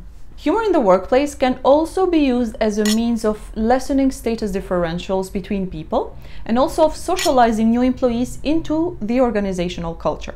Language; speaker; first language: English; non-native, fluent; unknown